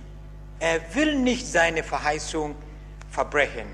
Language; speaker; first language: German; non-native, learner; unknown